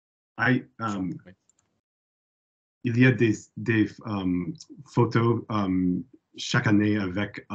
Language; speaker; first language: French; non-native, learner; English